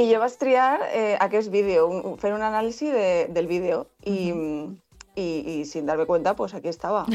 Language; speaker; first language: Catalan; non-native, local second language; Spanish